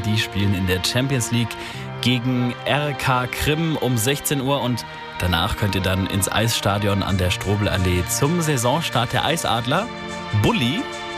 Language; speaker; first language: German; native; German